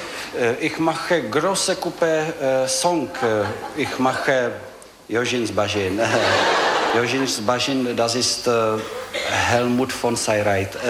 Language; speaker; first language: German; non-native, learner; Czech